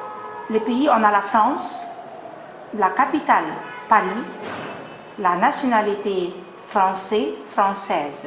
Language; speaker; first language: French; non-native, fluent; Arabic